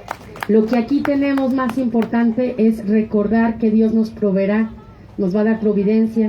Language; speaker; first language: Spanish; native; Spanish